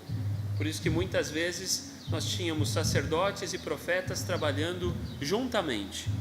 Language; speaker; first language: Portuguese; native; Portuguese